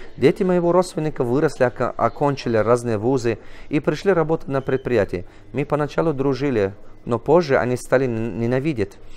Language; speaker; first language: Russian; non-native, local second language; Tajik